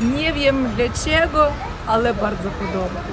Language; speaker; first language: Polish; non-native, learner; Russian